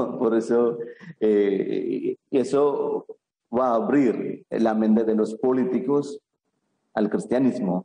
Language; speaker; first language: Spanish; non-native, fluent; Malayalam